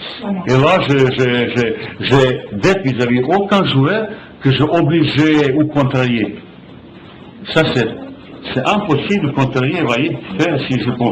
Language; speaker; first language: French; non-native, fluent; Bosnian